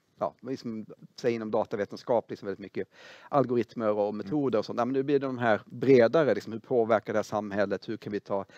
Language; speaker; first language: Swedish; native; Swedish